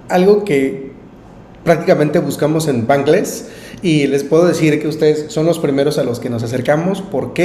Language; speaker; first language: Spanish; native; Spanish